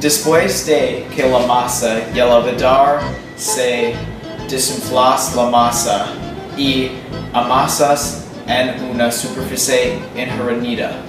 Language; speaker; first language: Spanish; non-native, learner; English